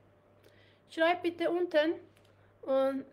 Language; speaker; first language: German; non-native, learner; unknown